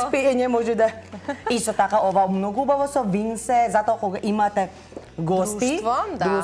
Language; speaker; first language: Macedonian; non-native, learner; Filipino